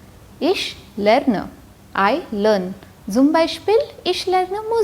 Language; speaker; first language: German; non-native, fluent; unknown